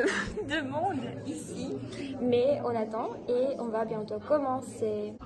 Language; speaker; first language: French; non-native, fluent; Russian